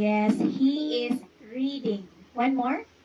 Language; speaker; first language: English; non-native, fluent; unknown